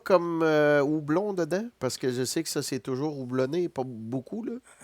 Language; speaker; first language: French; native; French